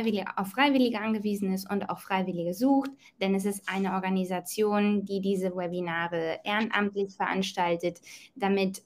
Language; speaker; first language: German; native; German